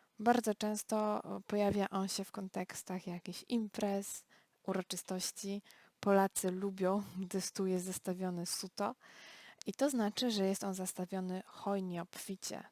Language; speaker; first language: Polish; native; Polish